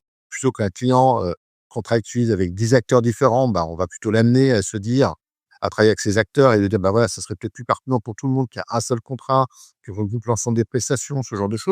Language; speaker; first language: French; native; French